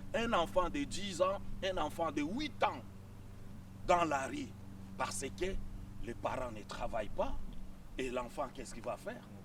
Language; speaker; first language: French; non-native, local second language; Lingala